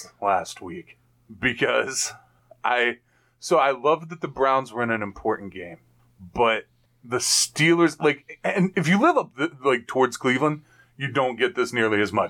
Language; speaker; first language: English; native; English